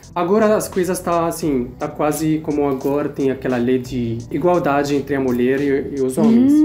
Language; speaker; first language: Portuguese; non-native, fluent; Arabic